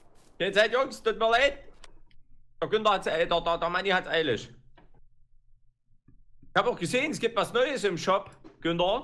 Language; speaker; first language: German; native; German